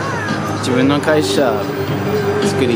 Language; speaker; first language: Japanese; non-native, learner; English